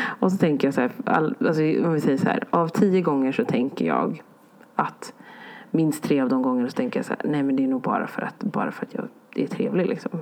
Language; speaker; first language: Swedish; early bilingual, other home language; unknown